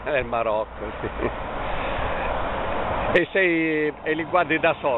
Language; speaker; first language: Italian; native; Italian